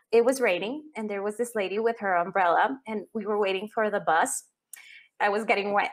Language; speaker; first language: English; non-native, fluent; Spanish